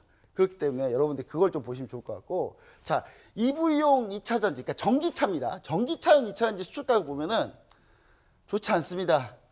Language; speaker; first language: Korean; native; Korean